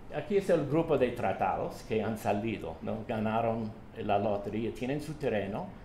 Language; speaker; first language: Spanish; non-native, fluent; English